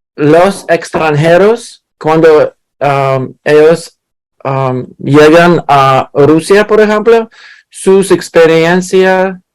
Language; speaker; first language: Spanish; non-native, learner; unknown